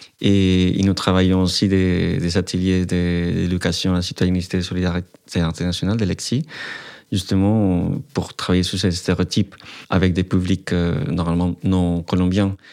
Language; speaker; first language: French; non-native, fluent; Spanish